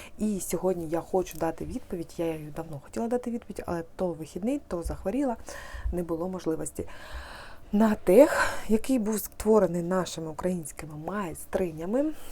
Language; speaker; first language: Ukrainian; native; Ukrainian